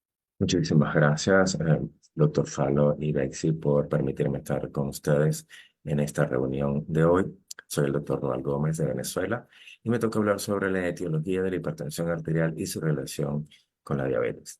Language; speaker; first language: Spanish; native; Spanish